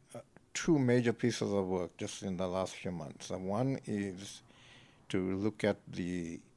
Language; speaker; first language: English; native; English